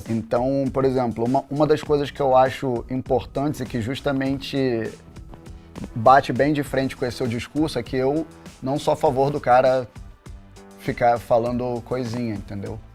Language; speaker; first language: Portuguese; native; Portuguese